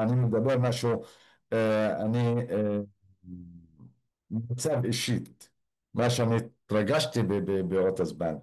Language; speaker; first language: Hebrew; non-native, local second language; Arabic